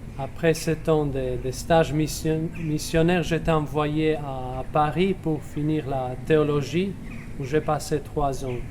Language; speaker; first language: French; non-native, fluent; Croatian